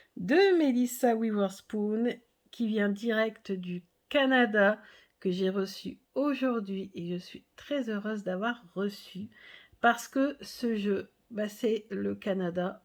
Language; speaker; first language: French; native; French